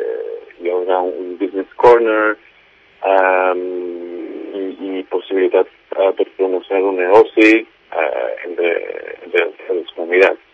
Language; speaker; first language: Catalan; non-native, fluent; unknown